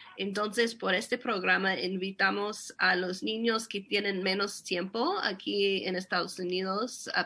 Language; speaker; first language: Spanish; non-native, fluent; English